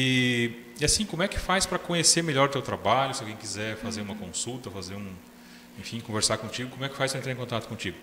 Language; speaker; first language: Portuguese; native; Portuguese